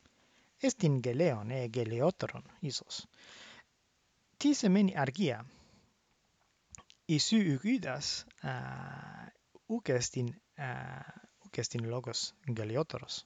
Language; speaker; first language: Greek; non-native, fluent; English